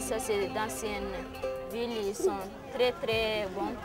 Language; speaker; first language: French; non-native, learner; Arabic